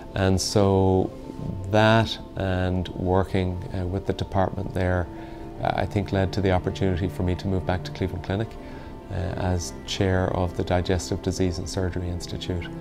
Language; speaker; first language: English; native; English